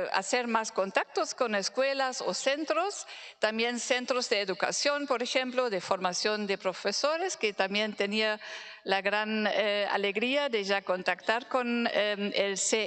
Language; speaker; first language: Spanish; non-native, fluent; German